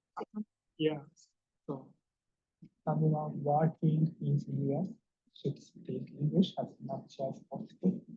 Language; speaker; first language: English; non-native, fluent; Japanese